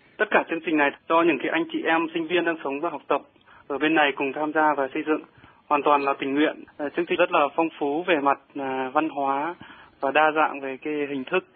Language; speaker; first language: Vietnamese; native; Vietnamese